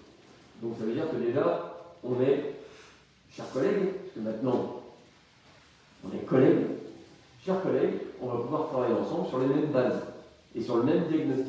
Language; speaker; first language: French; native; French